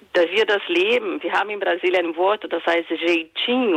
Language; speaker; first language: German; non-native, fluent; Portuguese